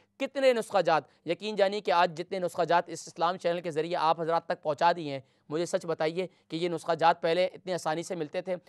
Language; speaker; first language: Urdu; native; Urdu